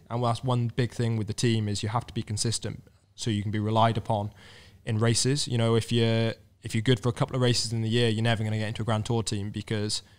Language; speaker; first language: English; native; English